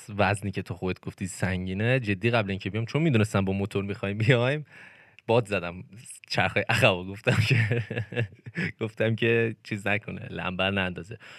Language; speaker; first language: Persian; native; Persian